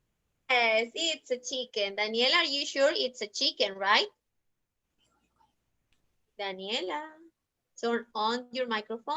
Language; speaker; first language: English; non-native, fluent; Spanish